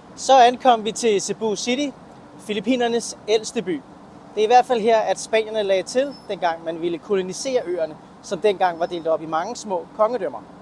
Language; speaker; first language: Danish; native; Danish